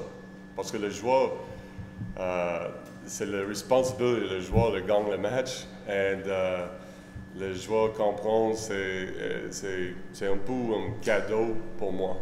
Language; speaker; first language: French; non-native, learner; English